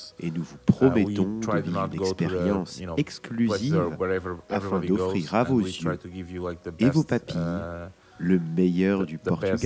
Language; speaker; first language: French; non-native, fluent; Portuguese